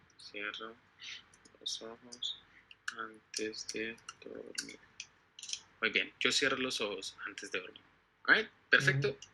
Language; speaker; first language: Spanish; non-native, fluent; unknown